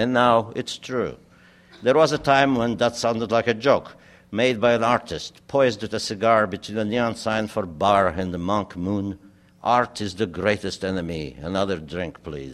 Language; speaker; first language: English; non-native, fluent; German